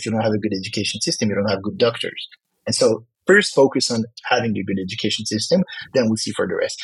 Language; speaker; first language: English; non-native, fluent; French